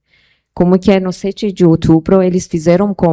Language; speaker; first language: Portuguese; non-native, local second language; Persian